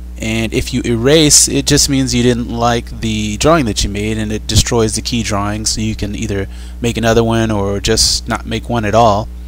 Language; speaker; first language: English; native; English